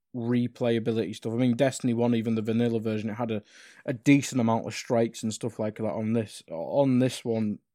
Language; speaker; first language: English; native; English